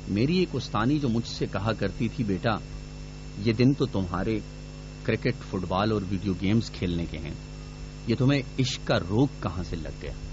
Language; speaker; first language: Urdu; non-native, local second language; Pashto